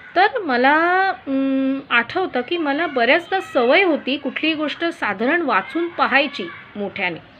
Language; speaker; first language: Marathi; non-native, local second language; Konkani